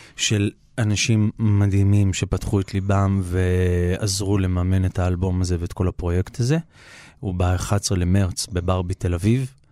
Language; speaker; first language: Hebrew; native; Hebrew